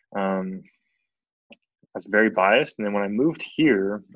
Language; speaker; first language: English; native; English